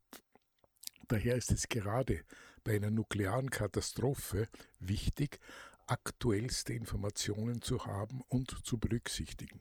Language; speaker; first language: German; native; German